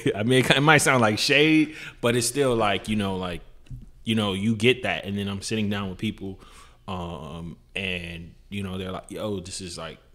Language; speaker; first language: English; native; English